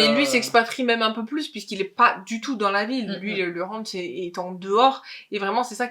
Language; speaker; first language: French; native; French